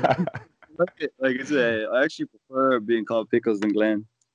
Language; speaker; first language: English; native; English